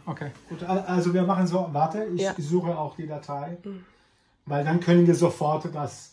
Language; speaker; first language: German; non-native, fluent; Italian